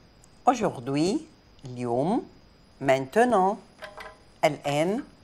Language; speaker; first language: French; non-native, fluent; Arabic